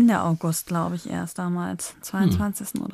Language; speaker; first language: German; native; German